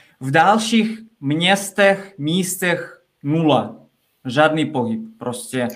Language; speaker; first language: Czech; non-native, fluent; Russian